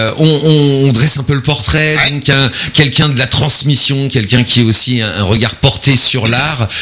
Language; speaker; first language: French; native; French